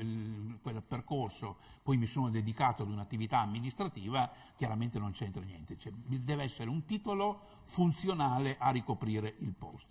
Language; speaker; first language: Italian; native; Italian